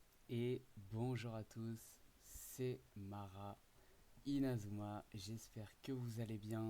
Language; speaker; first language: French; native; French